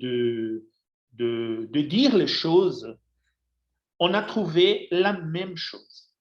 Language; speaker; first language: French; non-native, fluent; Portuguese